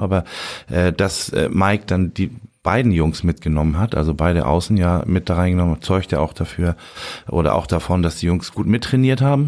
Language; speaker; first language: German; native; German